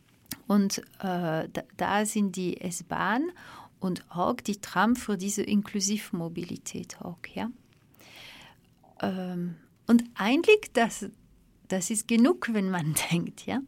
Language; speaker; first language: German; non-native, fluent; Dutch